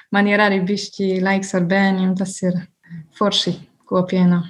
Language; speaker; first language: Latvian; non-native, learner; German